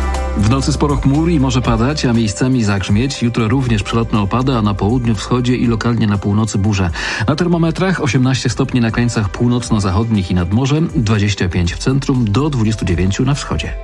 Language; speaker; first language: Polish; native; Polish